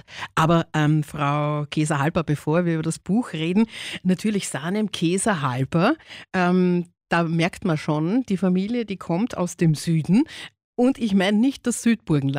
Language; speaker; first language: German; native; German